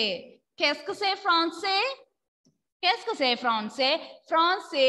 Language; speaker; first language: French; non-native, fluent; Malayalam